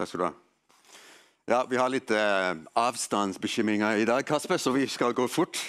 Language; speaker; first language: Norwegian; non-native, fluent; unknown